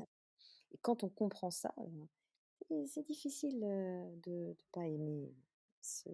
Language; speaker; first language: French; native; French